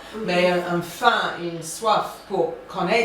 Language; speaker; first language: French; non-native, fluent; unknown